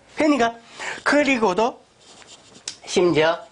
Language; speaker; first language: Korean; non-native, fluent; Chinese